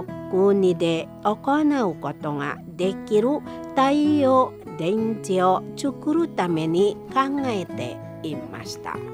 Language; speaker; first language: Japanese; non-native, fluent; Indonesian